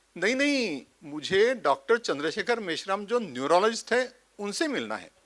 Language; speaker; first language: Hindi; non-native, local second language; Marathi